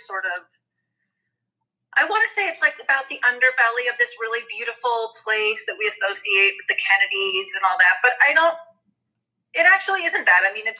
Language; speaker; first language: English; native; English